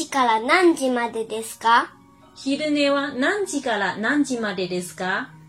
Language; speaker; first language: Japanese; non-native, fluent; Chinese